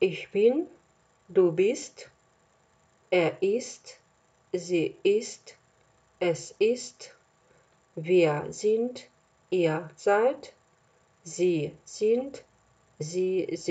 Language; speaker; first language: German; non-native, fluent; Russian